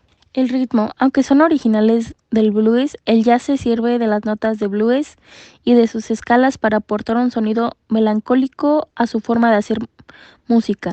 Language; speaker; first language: Spanish; native; Spanish